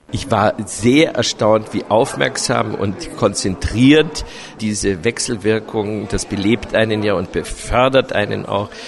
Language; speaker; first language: German; native; German